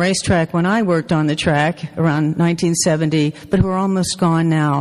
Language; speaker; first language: English; native; English